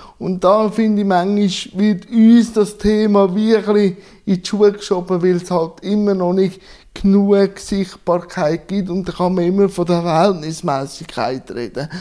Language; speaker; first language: German; native; German